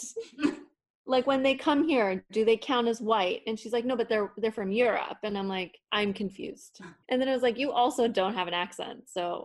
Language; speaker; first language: English; non-native, fluent; Spanish